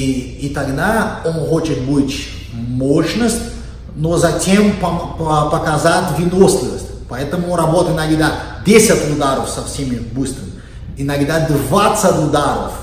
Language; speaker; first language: Russian; non-native, learner; Portuguese